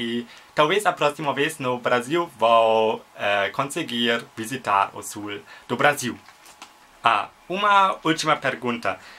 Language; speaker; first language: Portuguese; non-native, fluent; German